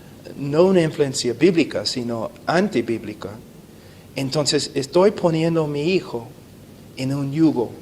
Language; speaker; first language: Spanish; non-native, fluent; English